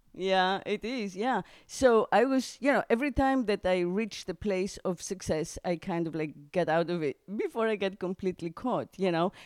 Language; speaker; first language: English; non-native, fluent; Greek